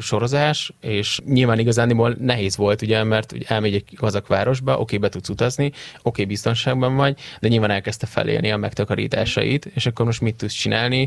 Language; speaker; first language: Hungarian; native; Hungarian